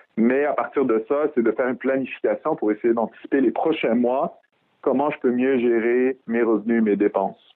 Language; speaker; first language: French; early bilingual, other home language; Arabic